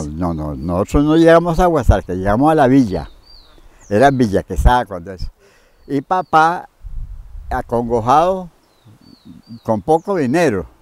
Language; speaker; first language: Spanish; native; Spanish